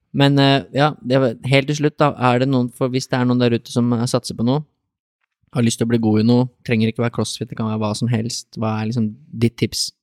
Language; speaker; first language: Norwegian; native; Norwegian